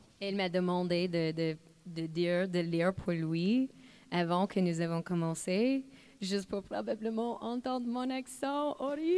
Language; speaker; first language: French; non-native, fluent; English